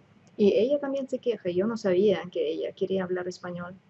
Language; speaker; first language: Spanish; non-native, fluent; Russian